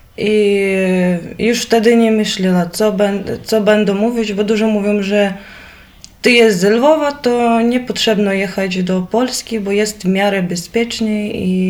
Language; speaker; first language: Polish; non-native, learner; Ukrainian